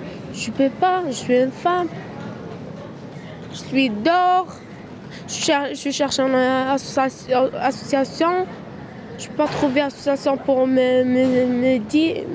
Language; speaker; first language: French; non-native, learner; Arabic